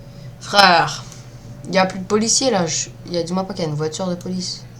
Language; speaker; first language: French; native; French